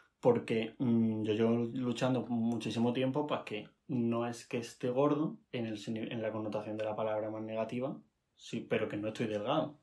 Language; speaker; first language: Spanish; native; Spanish